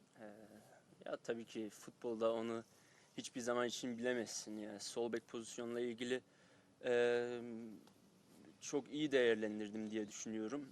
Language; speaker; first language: Turkish; early bilingual, heritage; Turkish